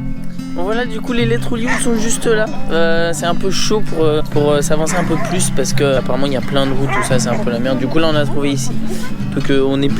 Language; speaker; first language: French; native; French